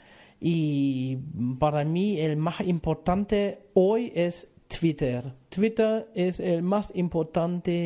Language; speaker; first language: Spanish; non-native, fluent; German